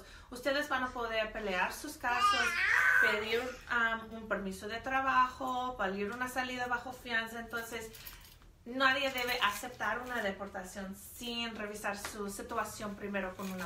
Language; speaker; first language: Spanish; non-native, fluent; English